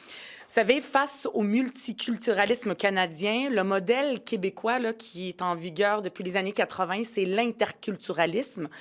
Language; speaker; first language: French; early bilingual, other home language; Arabic